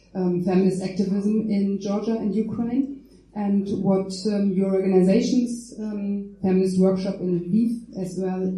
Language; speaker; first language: English; non-native, fluent; Ukrainian